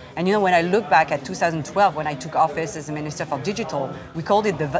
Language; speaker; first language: English; non-native, fluent; Korean